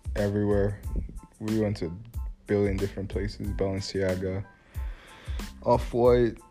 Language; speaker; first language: English; early bilingual, other home language; Spanish